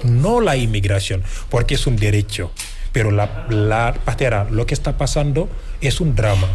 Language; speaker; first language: Spanish; non-native, fluent; Wolof